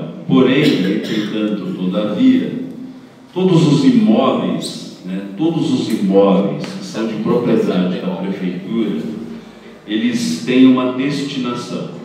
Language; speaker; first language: Portuguese; native; Portuguese